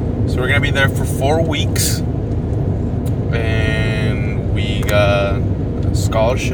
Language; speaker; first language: English; early bilingual, other home language; Spanish